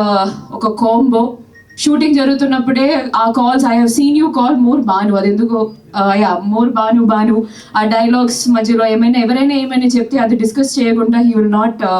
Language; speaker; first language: Telugu; non-native, fluent; Malayalam